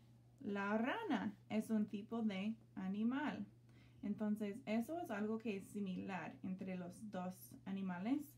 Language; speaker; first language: Spanish; non-native, learner; English